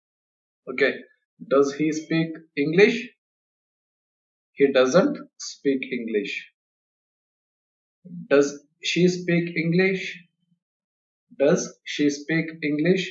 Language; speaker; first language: English; non-native, local second language; Kannada